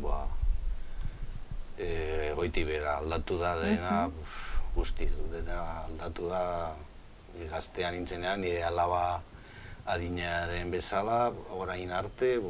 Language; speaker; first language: Basque; non-native, local second language; Spanish